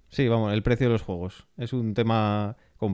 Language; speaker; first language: Spanish; native; Spanish